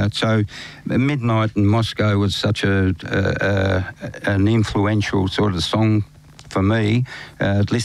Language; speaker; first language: English; native; English